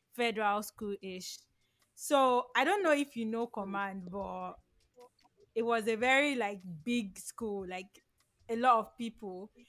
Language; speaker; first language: English; non-native, local second language; Yoruba